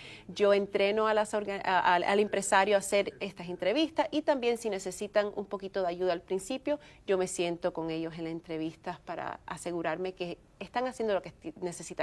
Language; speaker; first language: Spanish; early bilingual, heritage; Spanish